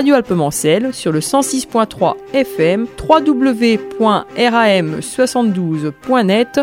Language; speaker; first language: French; native; French